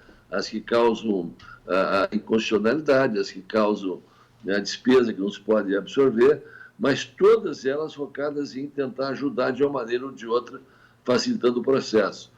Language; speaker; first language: Portuguese; native; Portuguese